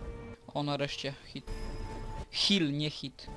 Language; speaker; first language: Polish; native; Polish